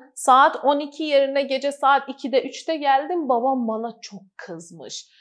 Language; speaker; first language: Turkish; non-native, fluent; Persian